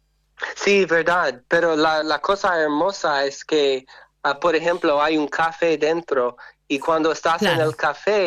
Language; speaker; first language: Spanish; non-native, fluent; English